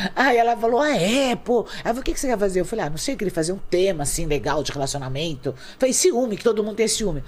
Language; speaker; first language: Portuguese; native; Portuguese